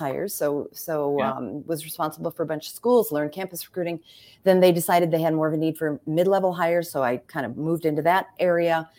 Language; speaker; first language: English; native; English